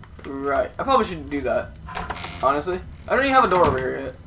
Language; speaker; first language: English; native; English